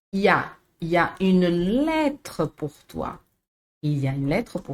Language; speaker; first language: French; non-native, fluent; Portuguese